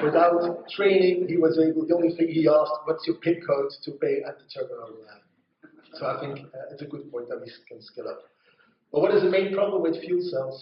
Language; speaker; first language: English; non-native, fluent; Dutch